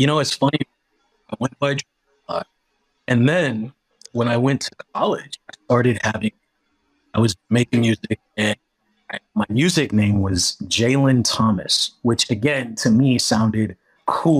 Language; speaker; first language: English; native; English